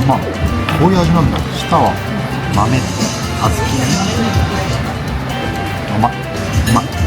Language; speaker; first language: Japanese; native; Japanese